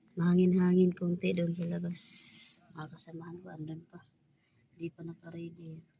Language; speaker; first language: Filipino; non-native, local second language; Cebuano